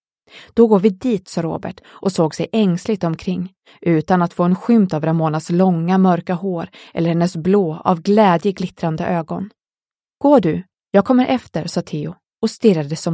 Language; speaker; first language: Swedish; native; Swedish